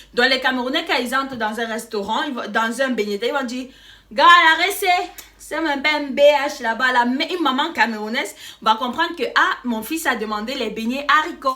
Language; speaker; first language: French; native; French